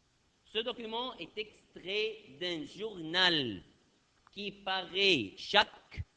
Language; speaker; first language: French; non-native, fluent; Arabic